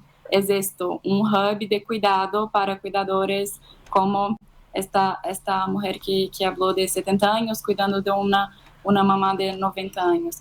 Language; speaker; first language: Spanish; non-native, fluent; Portuguese